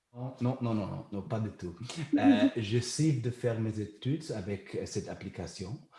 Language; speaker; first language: French; non-native, learner; German